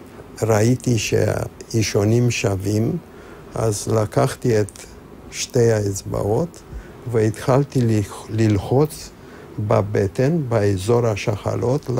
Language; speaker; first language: Hebrew; non-native, fluent; Romanian